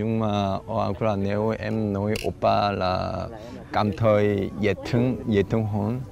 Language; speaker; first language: Vietnamese; non-native, learner; Korean